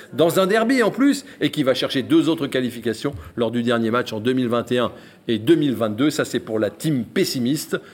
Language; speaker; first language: French; native; French